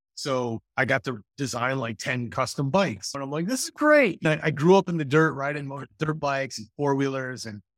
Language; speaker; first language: English; native; English